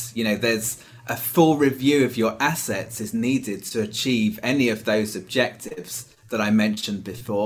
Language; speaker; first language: English; native; English